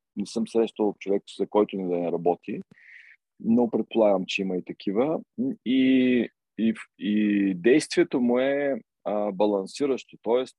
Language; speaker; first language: Bulgarian; native; Bulgarian